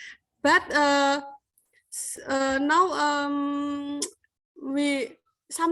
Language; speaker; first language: English; non-native, learner; Indonesian